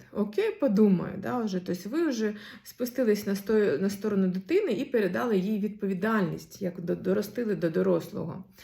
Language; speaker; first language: Ukrainian; non-native, local second language; Russian